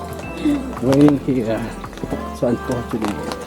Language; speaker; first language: English; non-native, fluent; Filipino